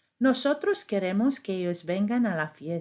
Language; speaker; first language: Spanish; non-native, fluent; English